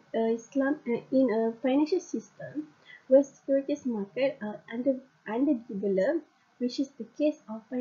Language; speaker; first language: English; non-native, local second language; Malay